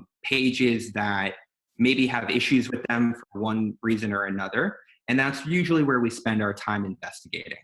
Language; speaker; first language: English; native; English